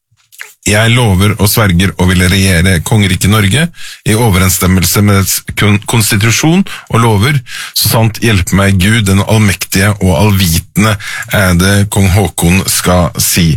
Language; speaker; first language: Norwegian; native; Norwegian